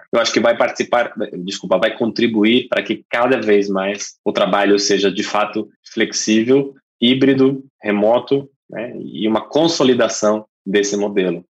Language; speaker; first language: Portuguese; non-native, fluent; English